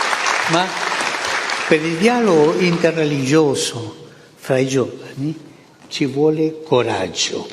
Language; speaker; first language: Italian; non-native, fluent; Spanish